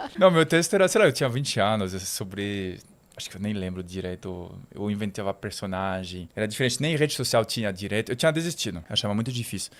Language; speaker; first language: Portuguese; non-native, fluent; French